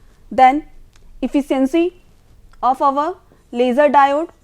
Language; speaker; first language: English; non-native, local second language; Hindi